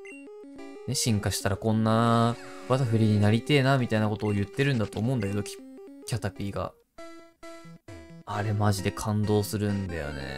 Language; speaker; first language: Japanese; native; Japanese